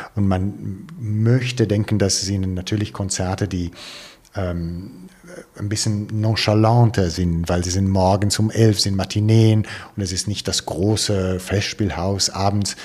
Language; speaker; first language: German; non-native, fluent; Italian